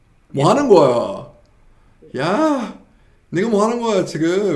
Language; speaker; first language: Korean; non-native, fluent; English